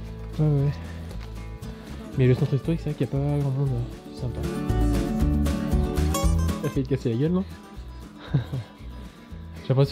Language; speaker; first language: French; native; French